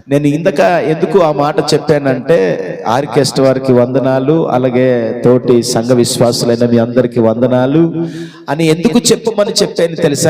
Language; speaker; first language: Telugu; non-native, local second language; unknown